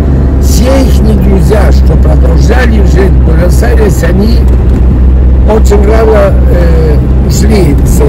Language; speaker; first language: Russian; early bilingual, heritage; Russian